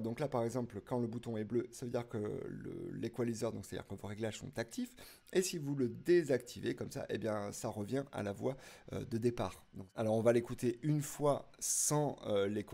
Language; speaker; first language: French; native; French